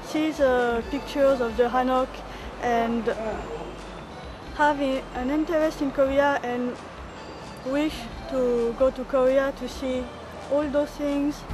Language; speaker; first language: English; non-native, fluent; French